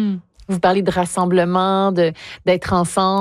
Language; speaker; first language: French; native; French